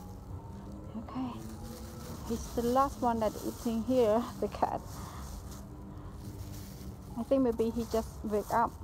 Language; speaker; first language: English; non-native, learner; Khmer